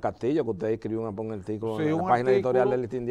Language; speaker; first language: Spanish; native; Spanish